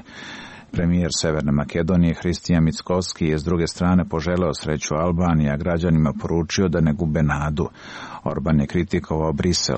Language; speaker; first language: Serbian; native; Serbian